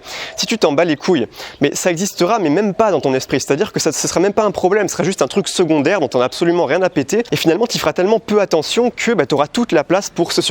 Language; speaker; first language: French; native; French